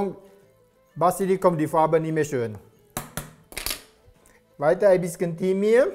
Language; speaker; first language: German; non-native, learner; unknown